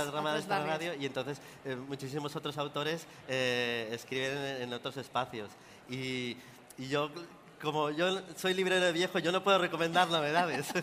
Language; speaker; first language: Spanish; native; Spanish